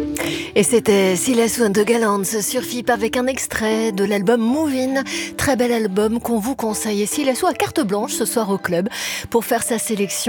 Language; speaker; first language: French; native; French